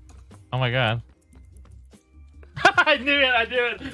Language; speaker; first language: English; native; English